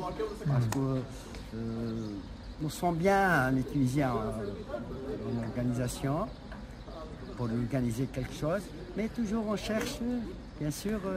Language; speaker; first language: French; non-native, local second language; Arabic